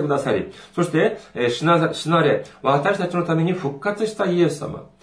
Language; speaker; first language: Japanese; non-native, fluent; Korean